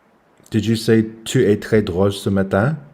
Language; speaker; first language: French; non-native, learner; English